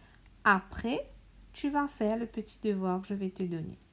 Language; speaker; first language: French; non-native, local second language; Morisyen